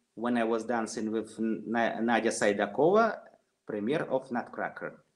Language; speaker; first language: English; non-native, fluent; Russian